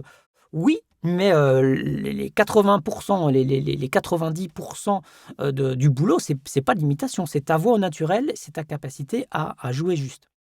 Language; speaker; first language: French; native; French